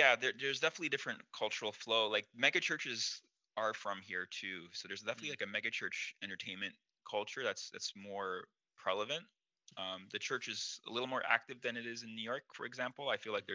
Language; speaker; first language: English; native; English